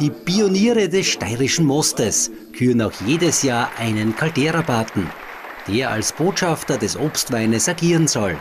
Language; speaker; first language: German; native; German